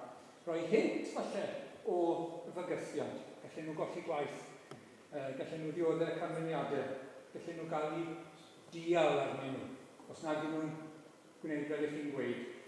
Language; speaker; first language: Welsh; native; Welsh